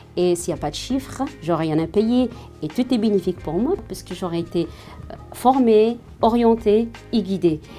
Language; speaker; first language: French; non-native, local second language; Arabic